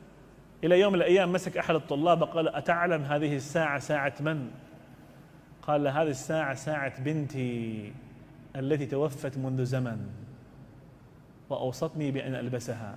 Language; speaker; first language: Arabic; native; Arabic